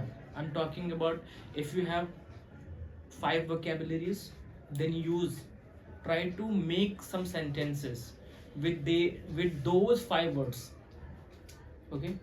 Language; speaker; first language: English; non-native, local second language; Hindi